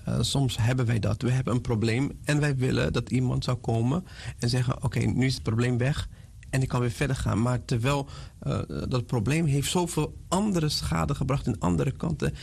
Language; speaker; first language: Dutch; non-native, fluent; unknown